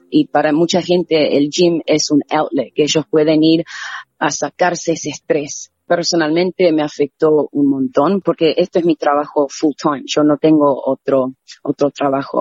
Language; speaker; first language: Spanish; native; Spanish